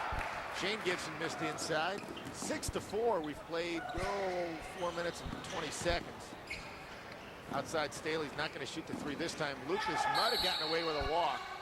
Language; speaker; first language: English; native; English